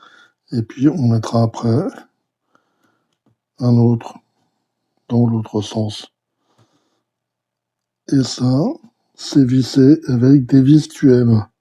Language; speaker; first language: French; native; French